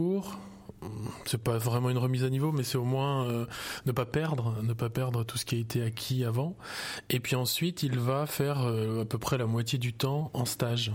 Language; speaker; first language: French; native; French